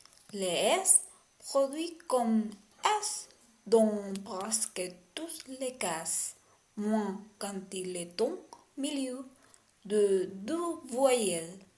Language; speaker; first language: French; non-native, learner; Spanish